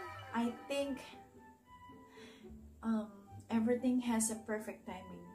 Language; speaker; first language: English; non-native, local second language; Filipino